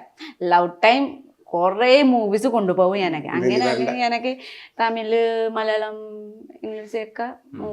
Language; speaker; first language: Malayalam; non-native, learner; Nepali